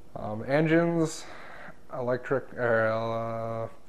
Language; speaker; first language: English; native; English